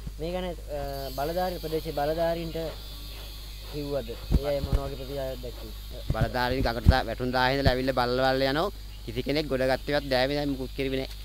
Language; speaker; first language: Sinhala; native; Sinhala